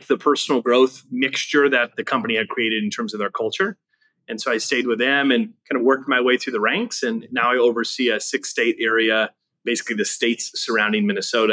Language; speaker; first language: English; native; English